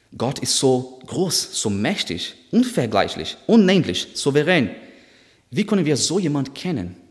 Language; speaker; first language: German; non-native, fluent; Portuguese